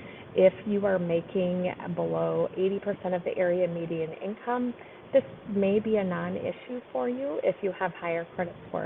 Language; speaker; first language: English; native; English